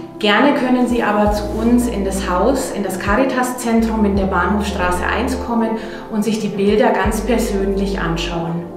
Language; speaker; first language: German; native; German